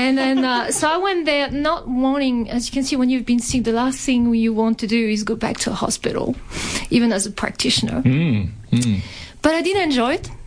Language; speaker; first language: English; non-native, fluent; French